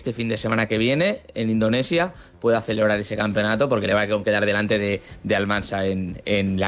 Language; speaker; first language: Spanish; native; Spanish